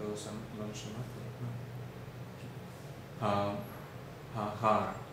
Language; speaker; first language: Hebrew; non-native, learner; Finnish